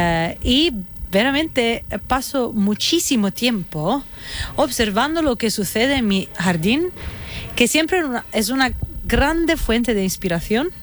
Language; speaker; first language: Spanish; non-native, fluent; Italian